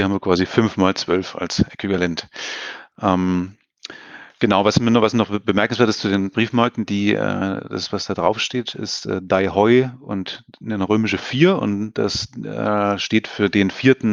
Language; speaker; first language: German; native; German